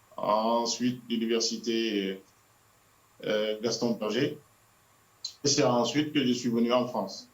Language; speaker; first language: French; non-native, local second language; Wolof